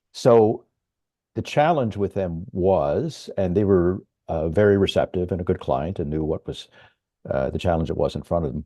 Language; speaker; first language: English; native; English